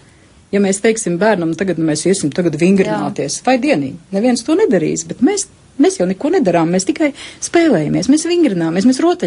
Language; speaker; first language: Latvian; native; Latvian